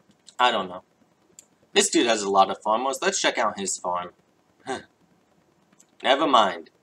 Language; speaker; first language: English; native; English